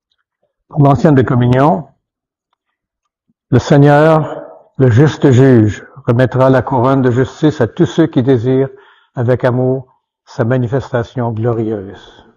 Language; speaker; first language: French; native; French